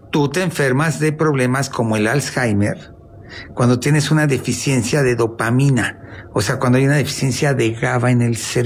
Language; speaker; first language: Spanish; native; Spanish